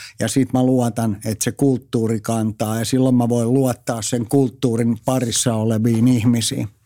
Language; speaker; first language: Finnish; native; Finnish